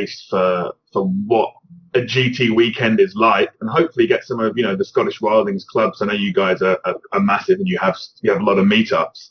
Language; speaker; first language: English; native; English